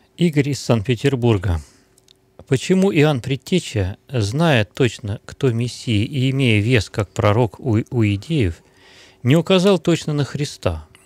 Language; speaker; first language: Russian; native; Russian